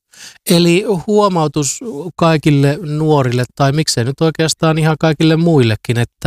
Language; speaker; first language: Finnish; native; Finnish